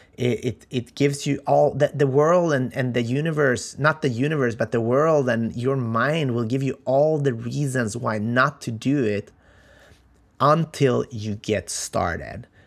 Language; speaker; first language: English; non-native, fluent; Macedonian